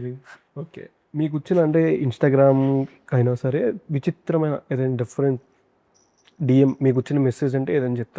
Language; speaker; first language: Telugu; native; Telugu